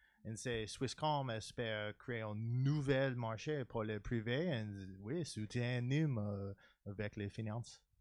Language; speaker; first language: French; non-native, learner; English